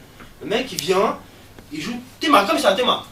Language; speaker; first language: French; native; French